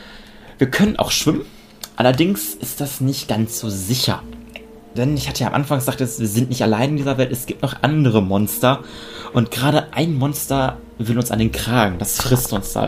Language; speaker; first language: German; native; German